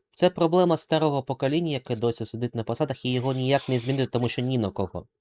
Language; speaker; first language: Ukrainian; non-native, local second language; Russian